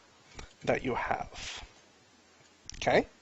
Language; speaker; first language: English; native; English